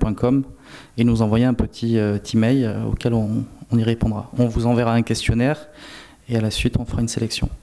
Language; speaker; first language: French; native; French